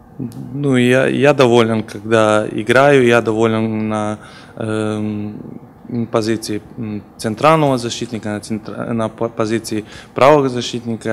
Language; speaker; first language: Russian; non-native, fluent; Serbian